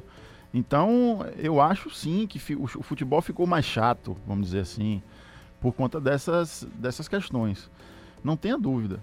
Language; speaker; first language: Portuguese; native; Portuguese